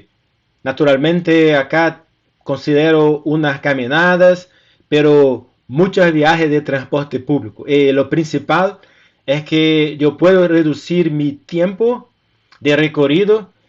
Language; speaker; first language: Spanish; non-native, fluent; Portuguese